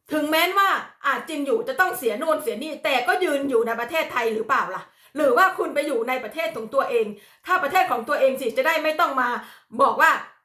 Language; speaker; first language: Thai; native; Thai